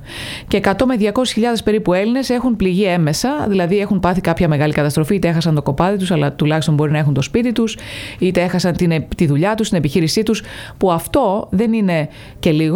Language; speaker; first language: Greek; native; Greek